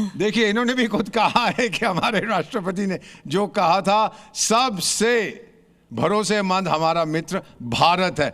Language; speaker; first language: Hindi; native; Hindi